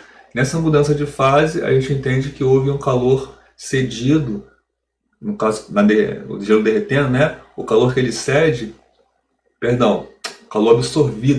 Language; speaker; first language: Portuguese; native; Portuguese